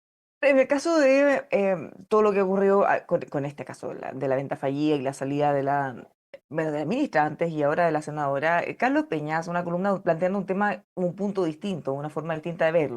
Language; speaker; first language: Spanish; native; Spanish